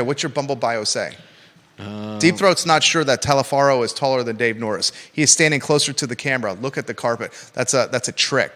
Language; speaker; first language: English; native; English